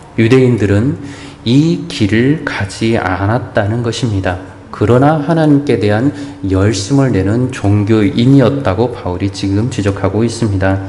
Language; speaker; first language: Korean; native; Korean